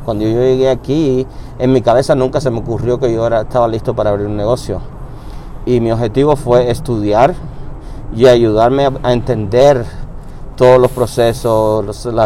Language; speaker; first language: Spanish; native; Spanish